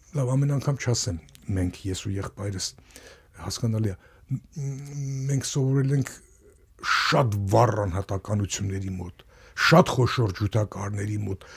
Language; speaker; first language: Armenian; native; Armenian